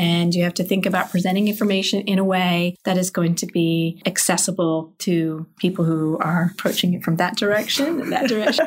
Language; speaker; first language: English; native; English